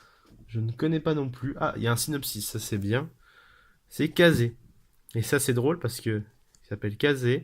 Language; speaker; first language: French; native; French